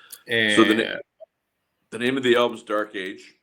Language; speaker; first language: English; native; English